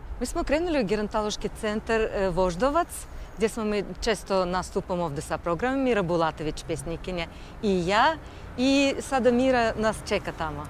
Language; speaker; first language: Serbian; non-native, fluent; Russian